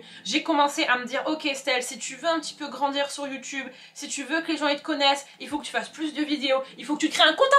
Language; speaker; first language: French; native; French